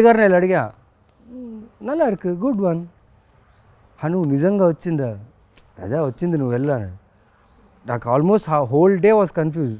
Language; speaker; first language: Telugu; native; Telugu